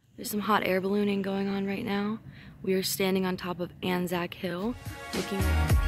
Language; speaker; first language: English; native; English